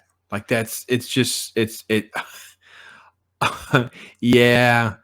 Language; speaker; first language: English; native; English